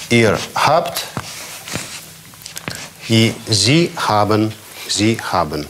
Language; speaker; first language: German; non-native, fluent; Russian